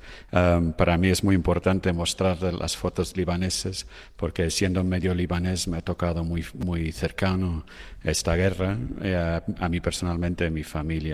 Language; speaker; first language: Spanish; non-native, fluent; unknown